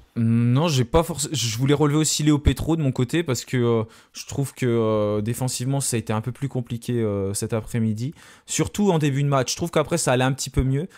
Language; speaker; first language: French; native; French